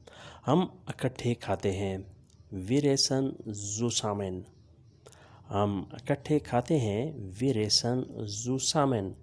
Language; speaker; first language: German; non-native, fluent; Urdu